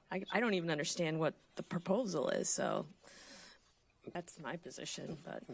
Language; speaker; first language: English; native; English